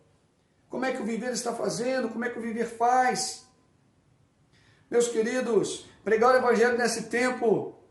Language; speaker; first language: Portuguese; native; Portuguese